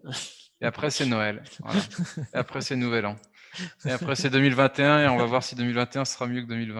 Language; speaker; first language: French; native; French